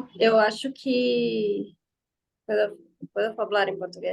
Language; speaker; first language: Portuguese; non-native, fluent; Spanish